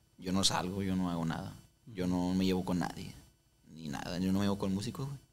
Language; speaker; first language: Spanish; native; Spanish